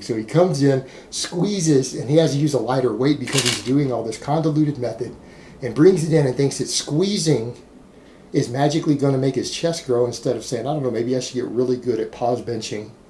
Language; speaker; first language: English; native; English